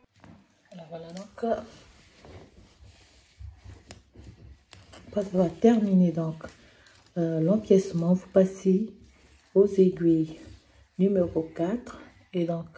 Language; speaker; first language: French; native; French